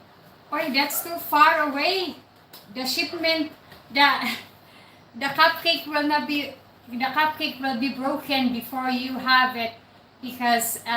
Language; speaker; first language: English; non-native, local second language; Cebuano